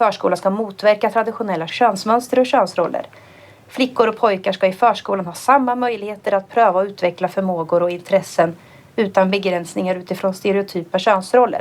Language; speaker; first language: Swedish; native; Swedish